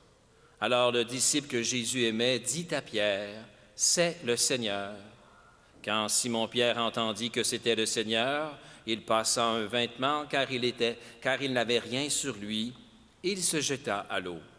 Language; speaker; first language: French; native; French